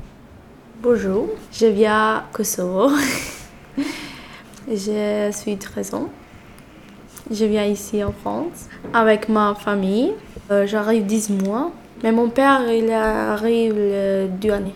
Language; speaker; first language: French; non-native, learner; Albanian